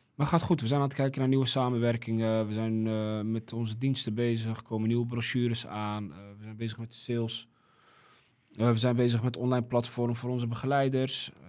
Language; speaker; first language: Dutch; early bilingual, other home language; Riffian